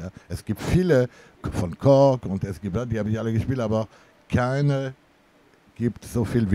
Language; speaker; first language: German; non-native, fluent; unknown